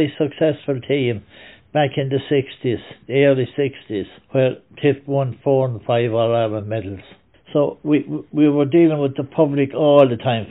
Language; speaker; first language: English; native; English